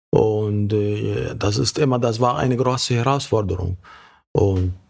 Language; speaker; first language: German; non-native, fluent; Arabic